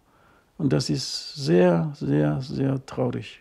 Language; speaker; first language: German; non-native, fluent; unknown